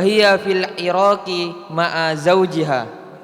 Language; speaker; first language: Arabic; non-native, learner; Indonesian